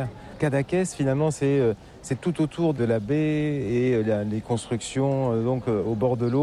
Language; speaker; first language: French; native; French